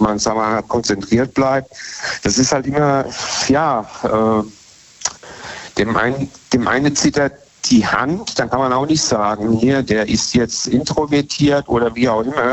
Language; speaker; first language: German; native; German